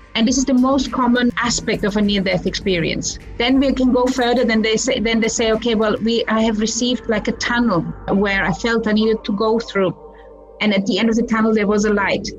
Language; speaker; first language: English; early bilingual, other home language; Croatian